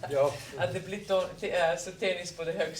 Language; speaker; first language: Swedish; non-native, fluent; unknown